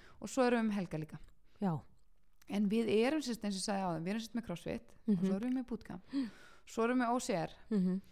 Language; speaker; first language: Icelandic; early bilingual, heritage; Icelandic